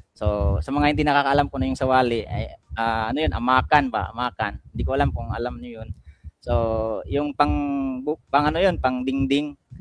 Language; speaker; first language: Filipino; non-native, local second language; Cebuano